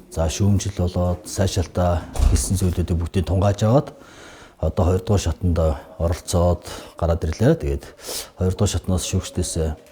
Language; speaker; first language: Mongolian; non-native, local second language; Kazakh